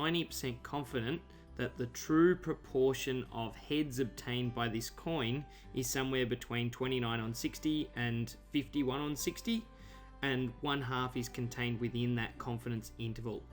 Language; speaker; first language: English; native; English